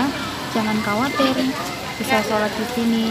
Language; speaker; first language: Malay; non-native, local second language; Javanese